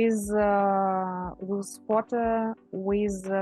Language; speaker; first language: English; non-native, learner; Russian